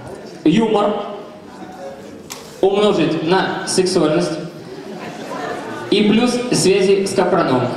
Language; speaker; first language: Russian; native; Russian